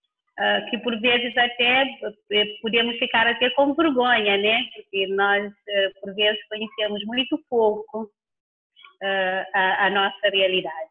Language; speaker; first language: Portuguese; non-native, local second language; Kabuverdianu